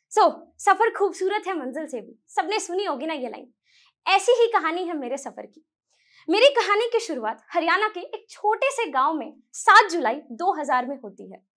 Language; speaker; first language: Hindi; native; Hindi